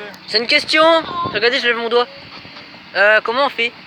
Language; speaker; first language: French; native; French